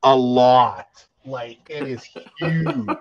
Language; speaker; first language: English; native; English